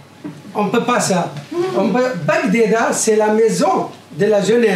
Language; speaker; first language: French; non-native, learner; Arabic